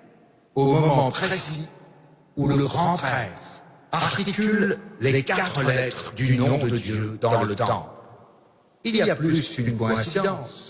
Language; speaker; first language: French; native; French